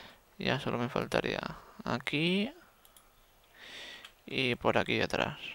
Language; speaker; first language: Spanish; native; Spanish